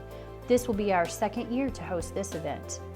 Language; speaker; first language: English; native; English